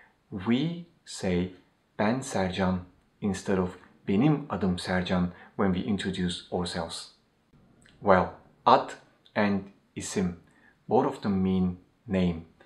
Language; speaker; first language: English; non-native, fluent; Turkish